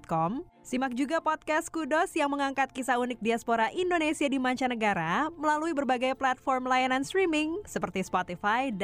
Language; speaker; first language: Indonesian; native; Indonesian